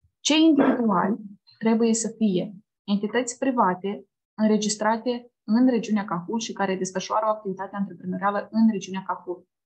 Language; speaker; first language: Romanian; native; Romanian